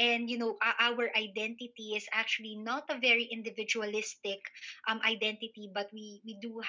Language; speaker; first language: English; non-native, local second language; Filipino